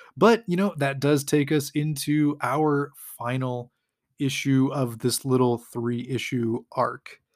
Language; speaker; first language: English; native; English